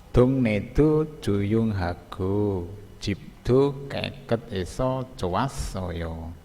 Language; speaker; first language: Korean; non-native, learner; Indonesian